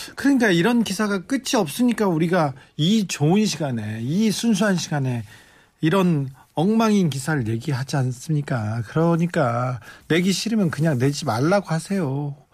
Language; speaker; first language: Korean; native; Korean